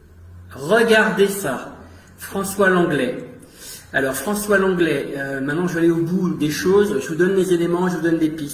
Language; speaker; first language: French; native; French